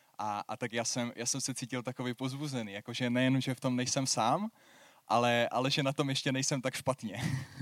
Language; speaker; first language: Czech; native; Czech